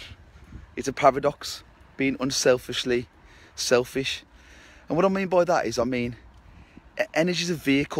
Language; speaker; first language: English; native; English